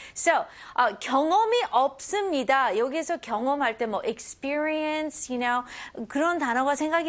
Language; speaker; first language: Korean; early bilingual, heritage; Korean